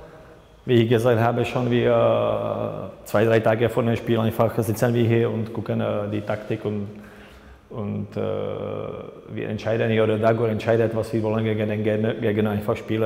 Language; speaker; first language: German; non-native, fluent; Czech